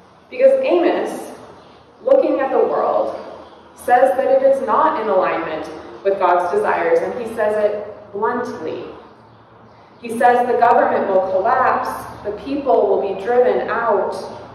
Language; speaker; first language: English; native; English